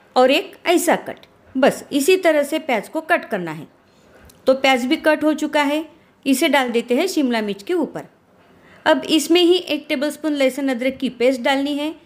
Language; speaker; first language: Hindi; non-native, local second language; Marathi